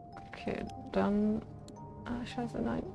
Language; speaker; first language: German; native; German